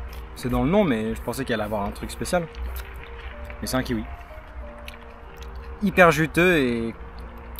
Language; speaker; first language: French; native; French